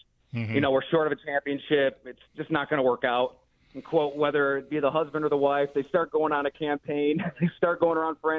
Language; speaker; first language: English; native; English